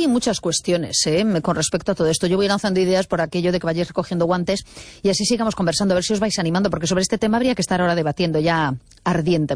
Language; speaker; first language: Spanish; native; Spanish